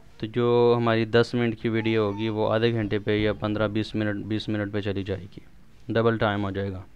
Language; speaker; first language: Urdu; non-native, local second language; Punjabi